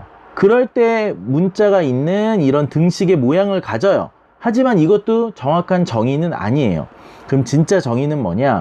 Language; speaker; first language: Korean; native; Korean